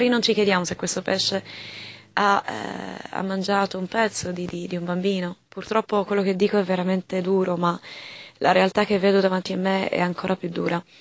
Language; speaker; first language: Italian; early bilingual, other home language; Arabic